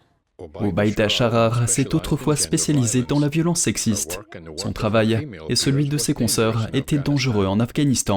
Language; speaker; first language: French; native; French